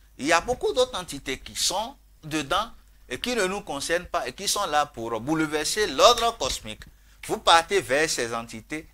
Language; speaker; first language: French; non-native, local second language; Fon